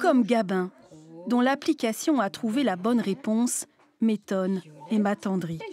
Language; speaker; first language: French; native; French